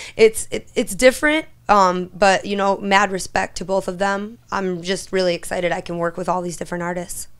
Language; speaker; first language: English; native; English